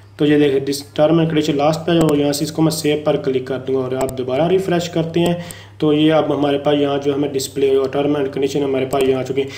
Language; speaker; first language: Urdu; non-native, local second language; Punjabi